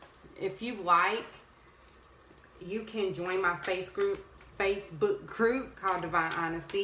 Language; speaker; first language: English; native; English